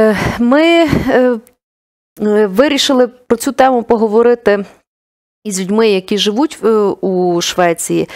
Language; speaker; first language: Ukrainian; native; Ukrainian